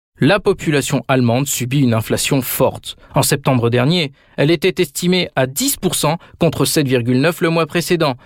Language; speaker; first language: French; native; French